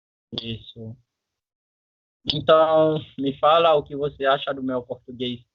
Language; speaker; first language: Portuguese; non-native, fluent; French